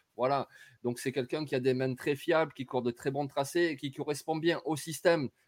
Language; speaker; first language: French; native; French